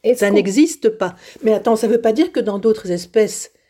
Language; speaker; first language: French; native; French